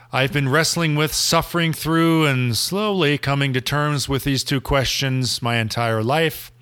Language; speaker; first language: English; non-native, fluent; German